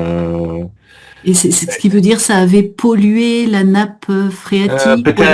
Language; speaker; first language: French; native; French